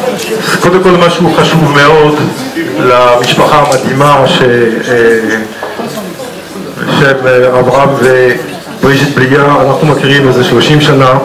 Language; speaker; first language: Hebrew; non-native, fluent; French